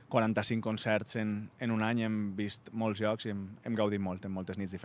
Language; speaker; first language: Catalan; native; Catalan